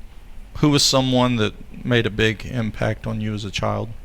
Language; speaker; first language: English; native; English